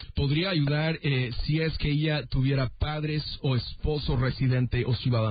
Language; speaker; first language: Spanish; native; Spanish